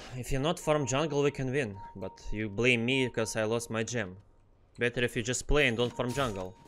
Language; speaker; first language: English; non-native, learner; Russian